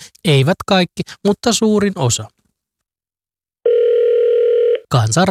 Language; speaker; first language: Finnish; native; Finnish